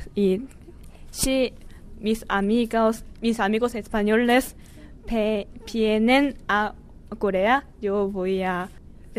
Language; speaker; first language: Spanish; non-native, learner; Korean